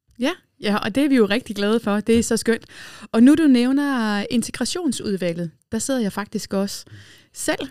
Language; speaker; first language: Danish; native; Danish